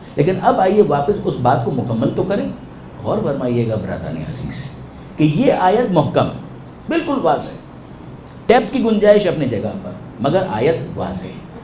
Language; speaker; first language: Urdu; non-native, local second language; Gujarati